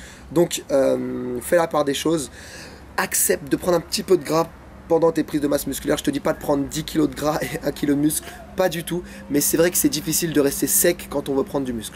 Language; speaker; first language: French; native; French